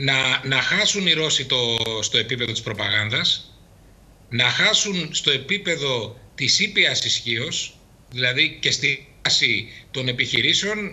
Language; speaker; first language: Greek; native; Greek